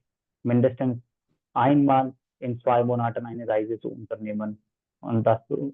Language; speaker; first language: German; non-native, fluent; Hindi